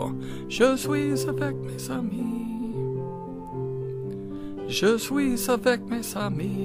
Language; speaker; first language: French; non-native, learner; English